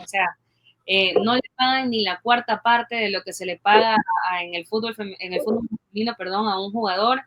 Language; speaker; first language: Spanish; native; Spanish